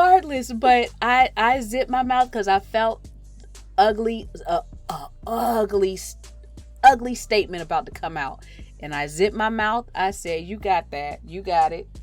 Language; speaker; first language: English; native; English